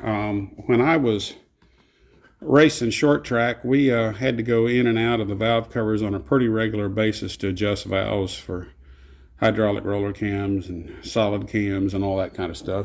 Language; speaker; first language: English; native; English